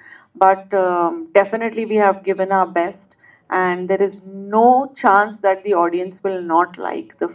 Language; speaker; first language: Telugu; non-native, local second language; Hindi